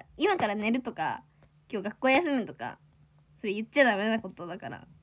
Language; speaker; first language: Japanese; native; Japanese